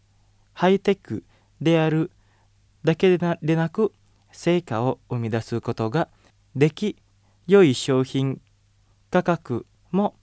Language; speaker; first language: Japanese; non-native, fluent; Indonesian